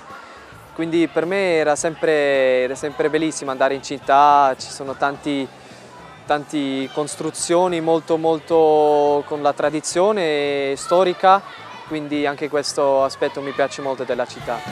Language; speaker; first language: Italian; non-native, fluent; German